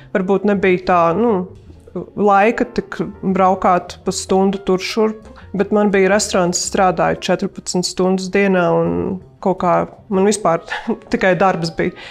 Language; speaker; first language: Latvian; native; Latvian